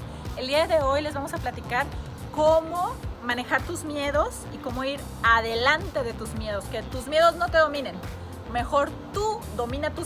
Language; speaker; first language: Spanish; native; Spanish